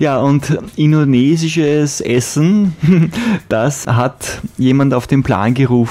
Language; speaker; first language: German; native; German